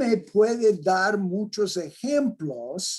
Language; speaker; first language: Spanish; non-native, fluent; English